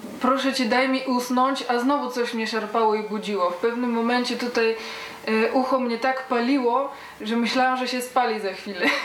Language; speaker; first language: Polish; early bilingual, heritage; Polish